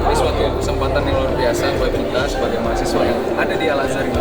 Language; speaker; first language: Indonesian; native; Indonesian